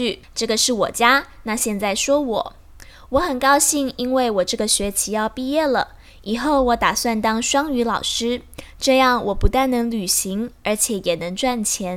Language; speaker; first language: Chinese; non-native, fluent; Spanish